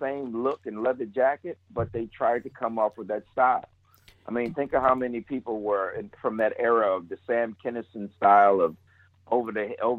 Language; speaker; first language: English; native; English